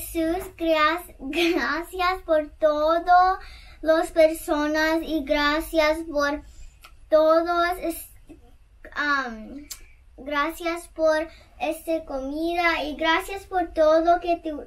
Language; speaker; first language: Spanish; non-native, learner; English